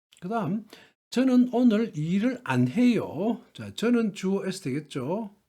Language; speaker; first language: Korean; native; Korean